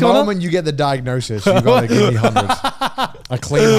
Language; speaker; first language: English; native; English